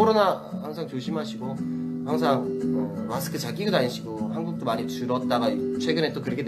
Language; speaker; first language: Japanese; non-native, fluent; Korean